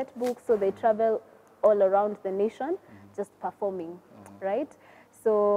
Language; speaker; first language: English; non-native, local second language; Kikuyu